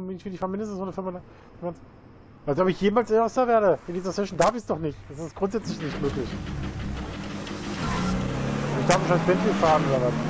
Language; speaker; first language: German; native; German